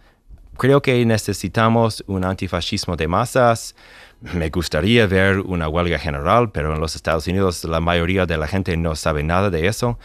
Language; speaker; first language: Spanish; non-native, fluent; English